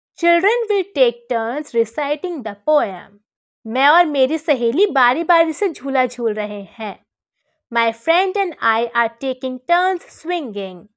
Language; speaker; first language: Hindi; native; Hindi